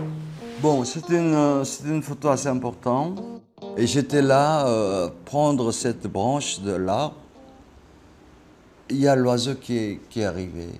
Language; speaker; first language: French; non-native, fluent; Korean